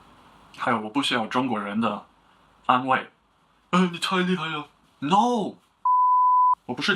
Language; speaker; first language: Chinese; non-native, learner; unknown